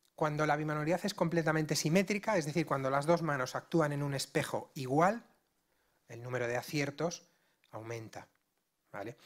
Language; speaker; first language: Spanish; non-native, local second language; Galician